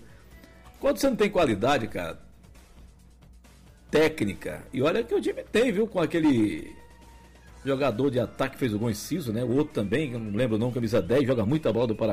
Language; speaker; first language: Portuguese; native; Portuguese